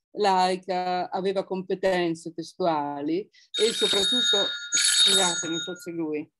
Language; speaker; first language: Italian; native; Italian